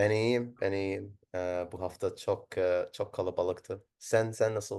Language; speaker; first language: Turkish; non-native, learner; Arabic